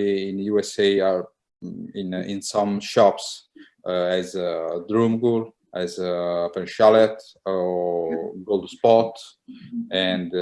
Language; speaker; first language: English; non-native, learner; Italian